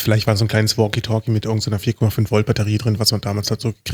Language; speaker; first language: German; native; German